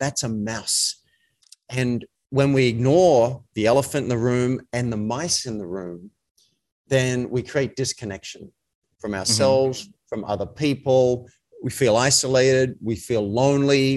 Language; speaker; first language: English; native; English